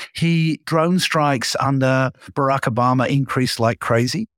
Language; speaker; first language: English; native; English